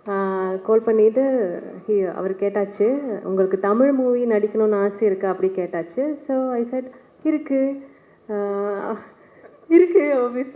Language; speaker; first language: Tamil; non-native, learner; Malayalam